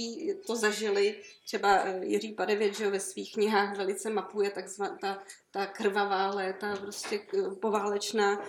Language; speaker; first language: Czech; native; Czech